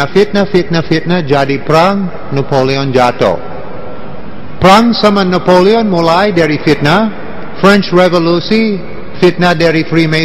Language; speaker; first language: Indonesian; non-native, learner; English